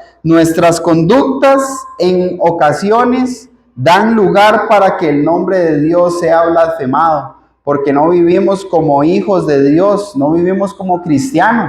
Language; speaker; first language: Spanish; native; Spanish